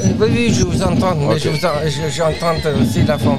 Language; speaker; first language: French; non-native, fluent; Persian